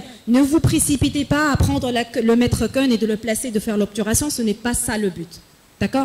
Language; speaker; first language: French; non-native, local second language; Arabic